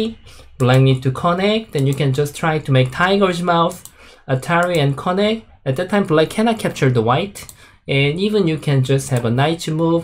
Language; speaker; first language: English; non-native, fluent; Korean